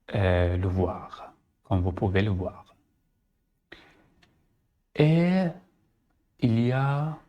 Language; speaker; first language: French; non-native, learner; Arabic